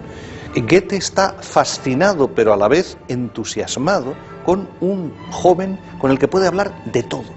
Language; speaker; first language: Spanish; native; Spanish